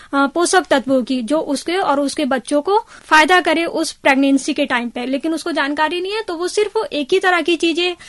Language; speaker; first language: Hindi; native; Hindi